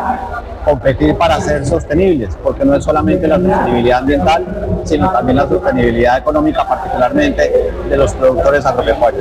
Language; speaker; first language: Spanish; native; Spanish